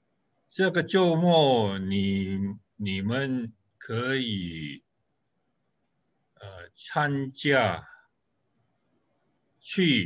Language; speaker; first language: Chinese; non-native, learner; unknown